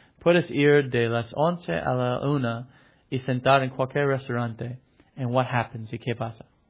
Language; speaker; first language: Spanish; non-native, fluent; English